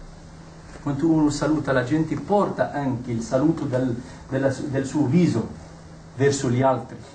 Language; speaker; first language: Italian; non-native, fluent; Arabic